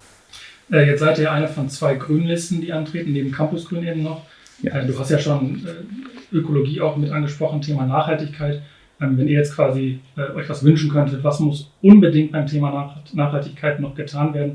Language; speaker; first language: German; native; German